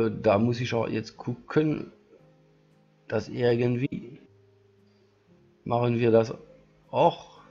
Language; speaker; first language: German; non-native, learner; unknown